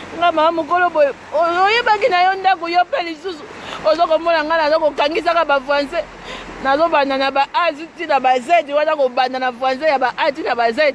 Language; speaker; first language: Lingala; native; Lingala